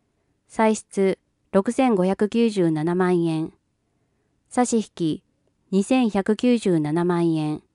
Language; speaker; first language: Japanese; native; Japanese